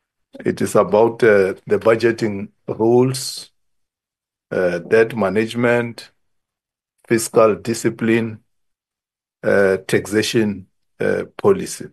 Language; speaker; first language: English; non-native, local second language; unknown